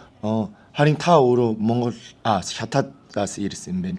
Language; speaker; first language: Mongolian; non-native, fluent; Korean